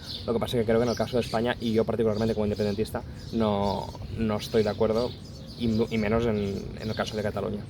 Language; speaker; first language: Spanish; non-native, local second language; Catalan